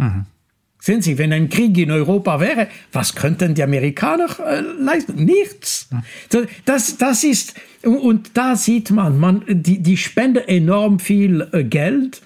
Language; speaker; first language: German; non-native, local second language; French